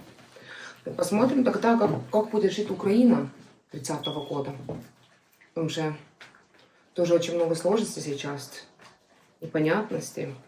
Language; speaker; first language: Russian; non-native, fluent; Estonian